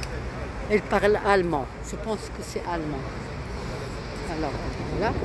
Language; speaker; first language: French; non-native, local second language; Arabic